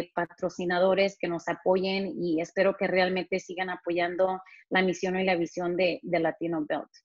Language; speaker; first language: Spanish; early bilingual, heritage; Spanish